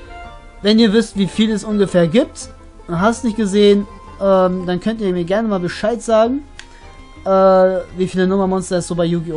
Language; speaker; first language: German; native; German